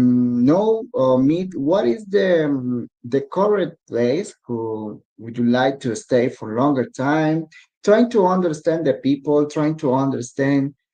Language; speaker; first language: English; non-native, learner; Spanish